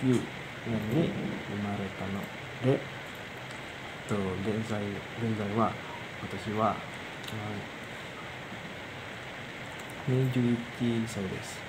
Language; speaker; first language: Japanese; non-native, learner; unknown